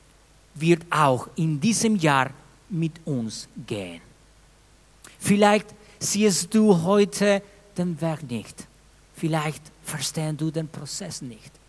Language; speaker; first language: German; non-native, fluent; Spanish